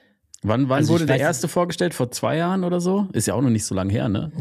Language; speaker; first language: German; native; German